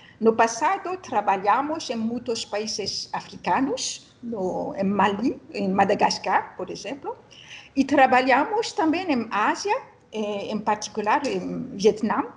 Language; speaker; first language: Portuguese; non-native, learner; French